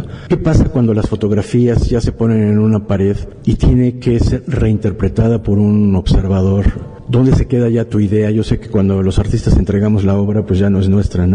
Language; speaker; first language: Spanish; native; Spanish